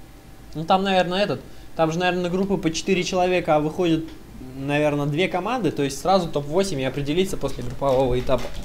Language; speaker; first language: Russian; native; Russian